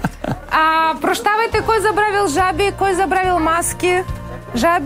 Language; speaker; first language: Bulgarian; non-native, fluent; Ukrainian